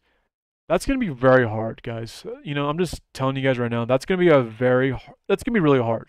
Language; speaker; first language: English; native; English